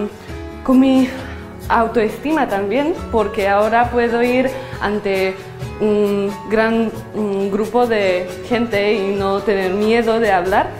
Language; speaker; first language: Spanish; non-native, fluent; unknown